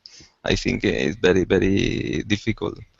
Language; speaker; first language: English; non-native, learner; Spanish